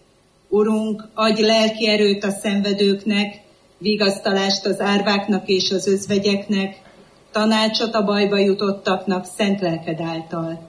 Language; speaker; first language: Hungarian; native; Hungarian